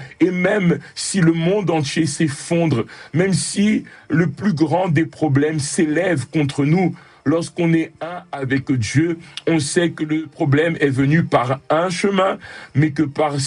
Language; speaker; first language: French; native; French